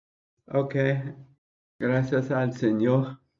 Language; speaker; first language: Spanish; non-native, fluent; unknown